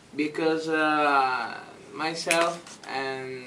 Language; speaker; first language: English; non-native, learner; Italian